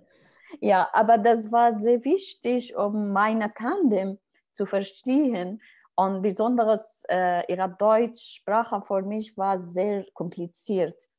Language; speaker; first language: German; non-native, learner; Arabic